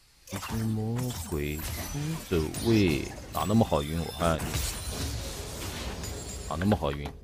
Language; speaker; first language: Chinese; native; Chinese